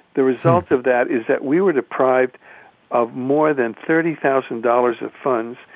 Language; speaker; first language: English; early bilingual, other home language; Spanish